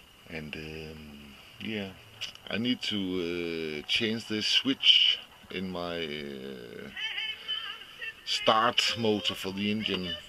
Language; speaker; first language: English; non-native, fluent; Danish